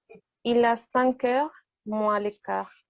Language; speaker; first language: French; non-native, learner; Spanish